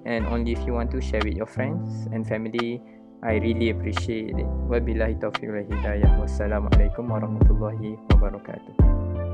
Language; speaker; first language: English; non-native, local second language; Malay